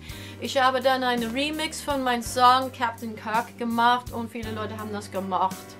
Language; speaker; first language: German; non-native, fluent; English